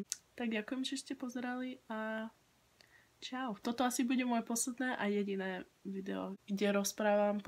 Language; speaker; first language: Slovak; early bilingual, heritage; Slovak